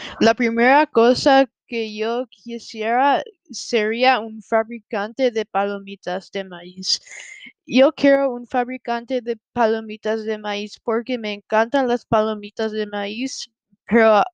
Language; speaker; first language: Spanish; non-native, learner; English